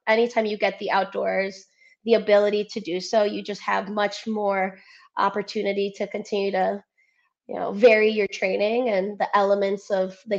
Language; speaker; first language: English; early bilingual, other home language; Spanish